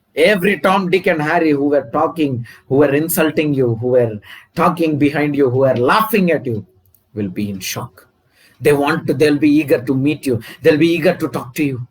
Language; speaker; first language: English; non-native, local second language; Telugu